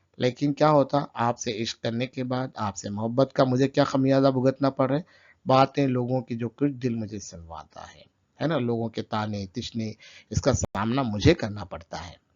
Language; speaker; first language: Urdu; native; Urdu